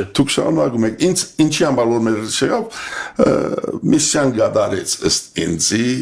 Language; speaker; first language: Armenian; early bilingual, heritage; Armenian